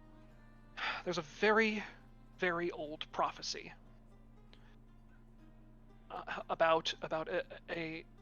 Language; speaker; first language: English; native; English